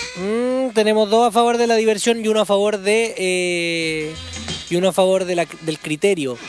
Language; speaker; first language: Spanish; native; Spanish